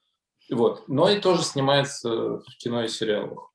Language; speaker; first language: Russian; native; Russian